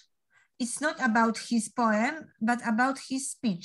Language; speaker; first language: English; non-native, learner; Polish